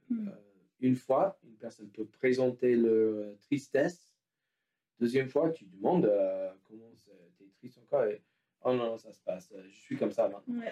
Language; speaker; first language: French; non-native, learner; English